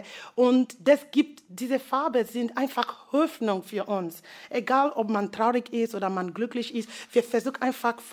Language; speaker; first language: German; non-native, fluent; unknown